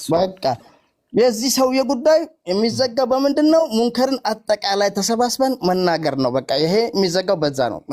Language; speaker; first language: Amharic; non-native, local second language; Afar